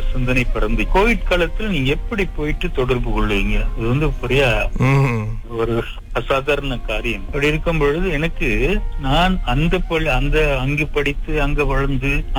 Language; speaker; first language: Tamil; early bilingual, heritage; Tamil